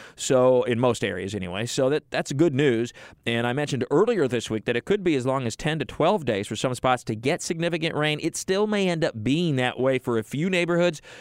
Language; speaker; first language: English; native; English